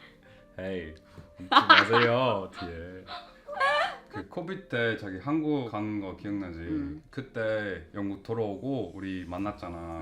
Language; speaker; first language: Korean; non-native, fluent; English